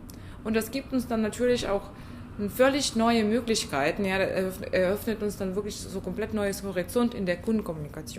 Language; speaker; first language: German; non-native, fluent; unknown